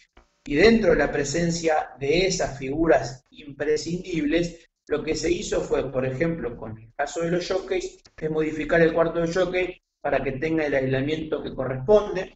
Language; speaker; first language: Spanish; native; Spanish